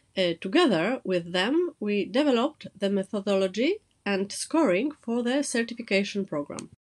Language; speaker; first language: English; non-native, fluent; Polish